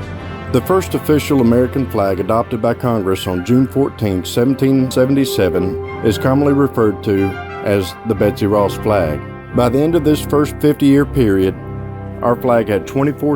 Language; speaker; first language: English; native; English